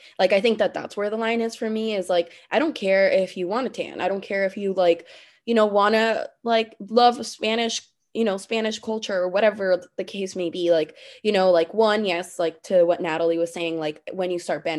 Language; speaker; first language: English; non-native, fluent; Spanish